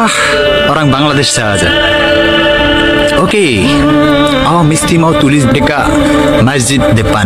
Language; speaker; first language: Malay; non-native, learner; Bangla